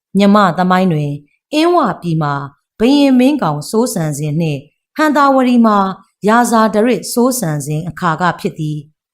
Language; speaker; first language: Burmese; native; Burmese